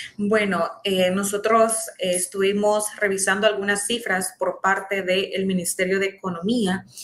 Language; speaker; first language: Spanish; native; Spanish